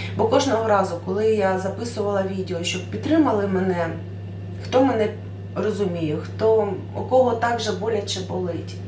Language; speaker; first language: Ukrainian; non-native, local second language; Russian